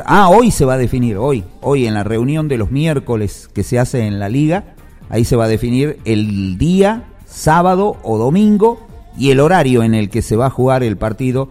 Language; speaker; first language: Spanish; native; Spanish